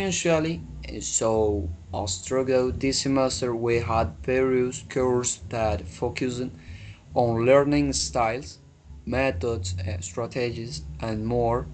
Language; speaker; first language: English; non-native, fluent; Spanish